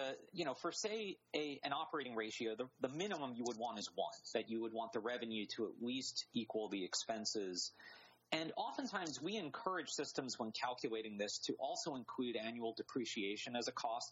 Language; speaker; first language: English; native; English